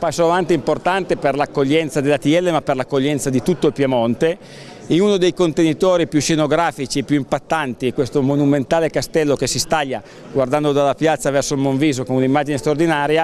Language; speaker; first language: Italian; native; Italian